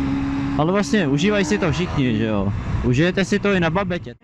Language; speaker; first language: Czech; native; Czech